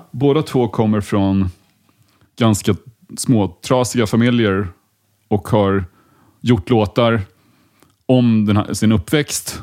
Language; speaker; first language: Swedish; native; Swedish